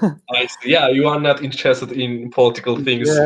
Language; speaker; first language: English; non-native, fluent; Turkish